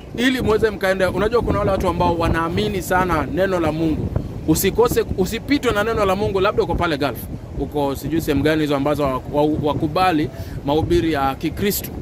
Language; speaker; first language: Swahili; native; Swahili